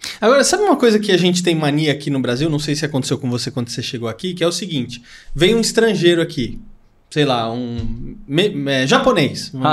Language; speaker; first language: Portuguese; native; Portuguese